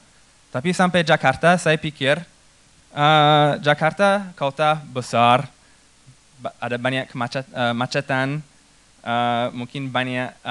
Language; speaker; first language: Indonesian; non-native, fluent; English